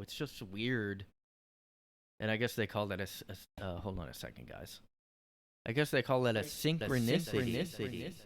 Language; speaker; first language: English; native; English